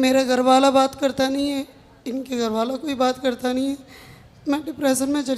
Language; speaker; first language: Hindi; native; Hindi